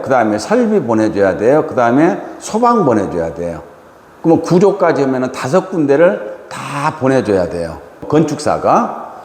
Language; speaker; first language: Korean; native; Korean